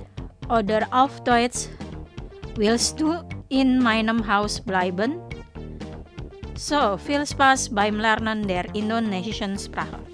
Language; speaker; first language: German; non-native, fluent; Indonesian